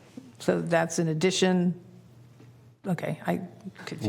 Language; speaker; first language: English; native; English